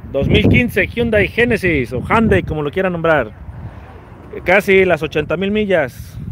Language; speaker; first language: Spanish; native; Spanish